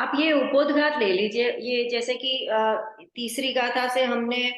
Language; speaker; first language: Hindi; non-native, local second language; Gujarati